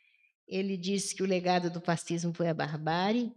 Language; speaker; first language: Portuguese; native; Portuguese